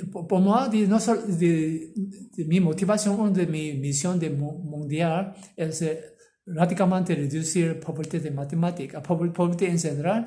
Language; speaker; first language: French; non-native, learner; Korean